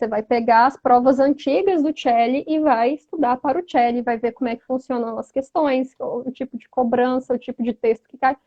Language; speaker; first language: Portuguese; native; Portuguese